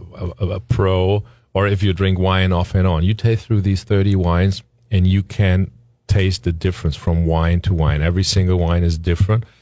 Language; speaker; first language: English; non-native, fluent; German